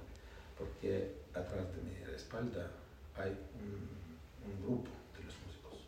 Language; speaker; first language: Spanish; non-native, learner; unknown